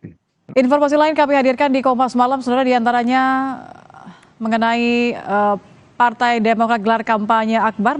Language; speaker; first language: Indonesian; native; Indonesian